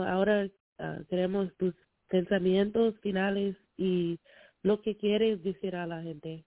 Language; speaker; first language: Spanish; non-native, learner; English